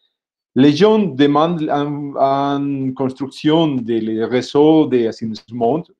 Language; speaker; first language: French; non-native, fluent; Spanish